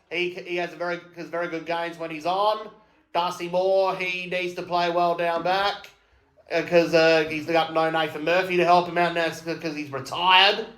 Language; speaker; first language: English; native; English